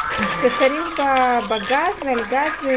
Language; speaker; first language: Hebrew; non-native, fluent; Russian